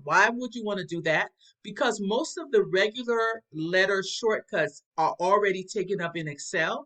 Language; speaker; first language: English; native; English